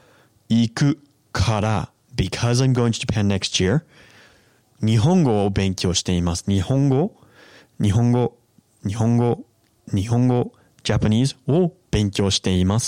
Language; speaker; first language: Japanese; non-native, fluent; English